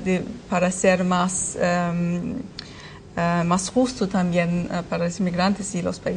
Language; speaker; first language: Spanish; non-native, fluent; German